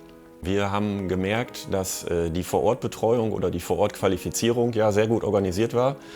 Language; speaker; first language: German; native; German